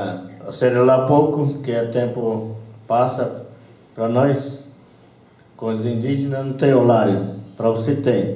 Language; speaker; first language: Portuguese; non-native, local second language; Yanomámi